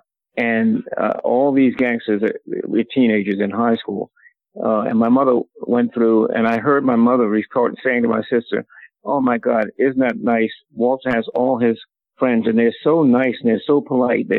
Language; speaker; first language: English; native; English